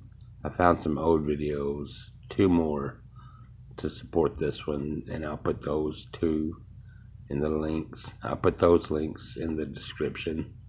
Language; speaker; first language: English; native; English